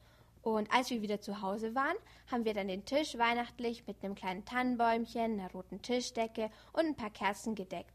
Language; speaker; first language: German; native; German